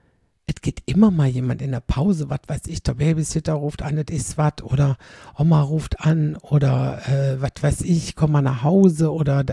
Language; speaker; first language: German; native; German